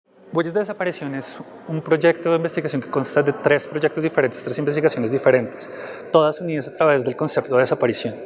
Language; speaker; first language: Spanish; native; Spanish